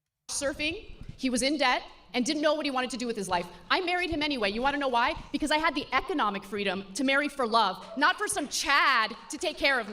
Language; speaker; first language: English; native; English